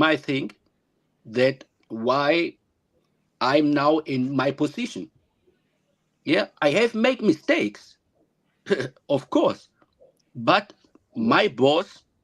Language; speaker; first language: English; non-native, learner; German